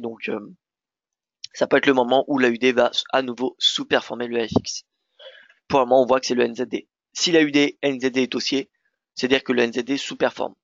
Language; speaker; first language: French; native; French